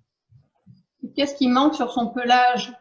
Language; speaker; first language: French; native; French